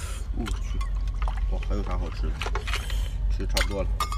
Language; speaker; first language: Chinese; native; Chinese